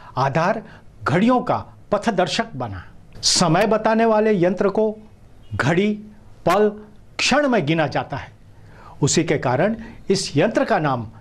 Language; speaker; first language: Hindi; non-native, local second language; Marathi